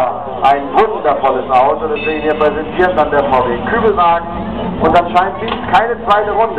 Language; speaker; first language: German; native; German